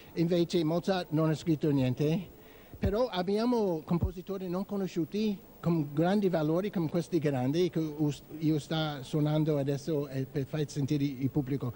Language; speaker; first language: Italian; non-native, fluent; English